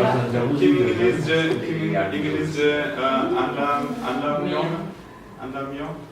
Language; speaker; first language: Turkish; non-native, learner; German